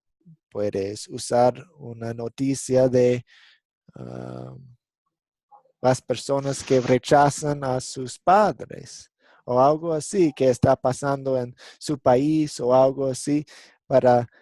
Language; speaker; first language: Spanish; non-native, fluent; English